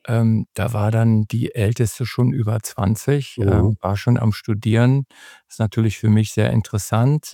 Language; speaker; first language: German; native; German